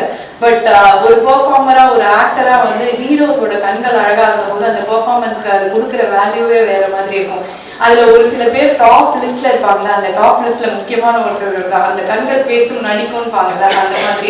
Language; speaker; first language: Tamil; native; Tamil